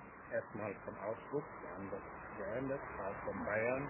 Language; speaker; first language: German; non-native, learner; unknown